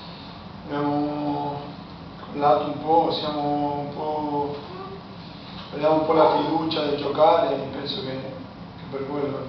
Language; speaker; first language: Italian; non-native, fluent; Spanish